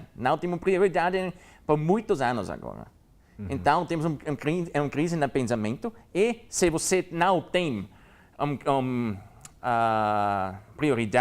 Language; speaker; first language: Portuguese; non-native, learner; German